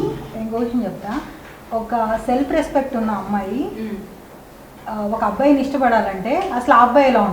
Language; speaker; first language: Telugu; native; Telugu